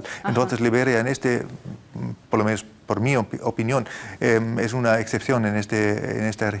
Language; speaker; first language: Spanish; non-native, fluent; German